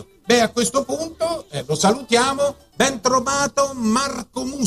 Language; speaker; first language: Italian; native; Italian